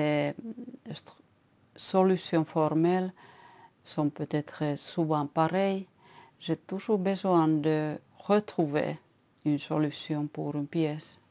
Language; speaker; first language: French; non-native, fluent; Finnish